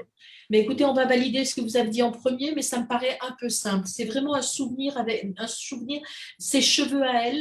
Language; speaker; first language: French; native; French